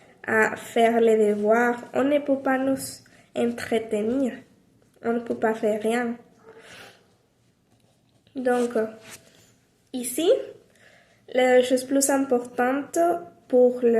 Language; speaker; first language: French; non-native, learner; Spanish